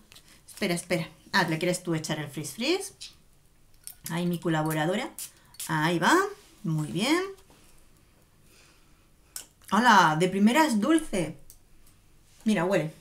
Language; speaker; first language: Spanish; native; Spanish